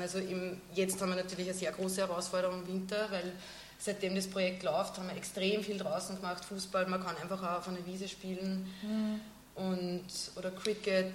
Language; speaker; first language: German; native; German